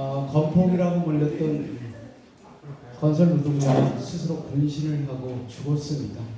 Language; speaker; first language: Korean; native; Korean